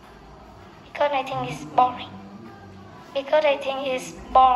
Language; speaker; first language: English; non-native, learner; Vietnamese